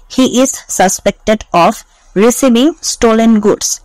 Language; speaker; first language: English; non-native, local second language; Bangla